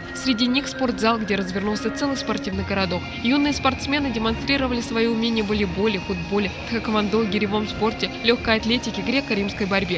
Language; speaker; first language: Russian; native; Russian